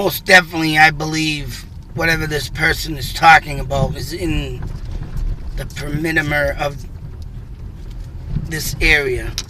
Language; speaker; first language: English; native; English